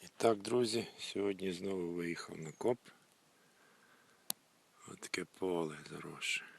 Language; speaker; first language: Ukrainian; native; Ukrainian